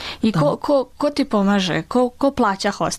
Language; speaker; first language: Serbian; native; Serbian